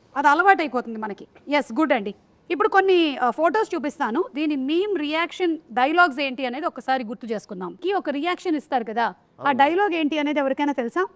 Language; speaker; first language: Telugu; native; Telugu